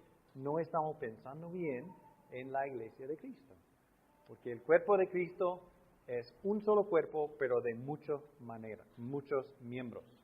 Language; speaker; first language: Spanish; non-native, fluent; English